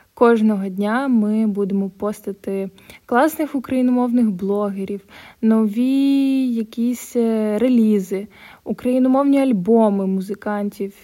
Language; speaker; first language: Ukrainian; non-native, local second language; Russian